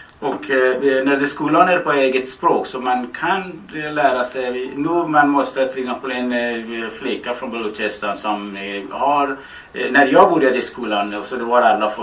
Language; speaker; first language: Swedish; non-native, fluent; Baluchi